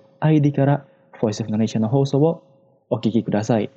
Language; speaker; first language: Japanese; non-native, fluent; Indonesian